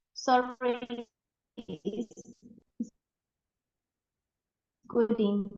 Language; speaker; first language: English; non-native, learner; Spanish